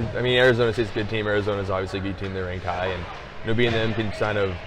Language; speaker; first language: English; native; English